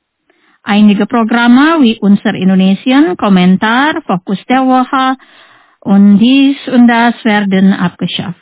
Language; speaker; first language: German; non-native, fluent; Indonesian